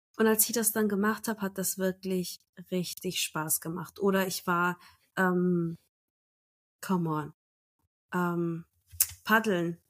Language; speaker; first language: German; early bilingual, other home language; Turkish